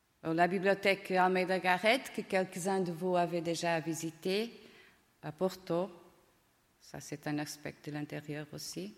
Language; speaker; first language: French; non-native, fluent; Portuguese